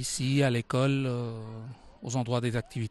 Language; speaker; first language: French; non-native, fluent; Arabic